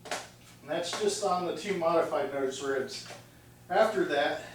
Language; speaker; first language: English; native; English